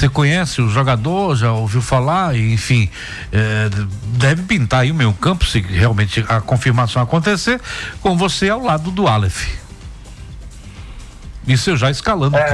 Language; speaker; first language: Portuguese; native; Portuguese